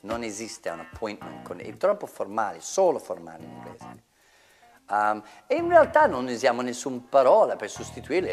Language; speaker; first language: Italian; non-native, fluent; English